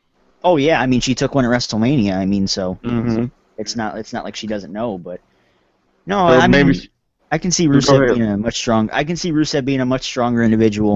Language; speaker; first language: English; native; English